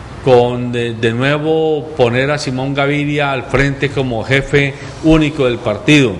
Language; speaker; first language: Spanish; native; Spanish